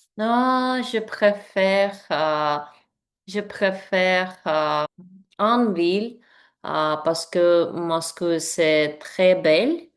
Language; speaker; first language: French; non-native, learner; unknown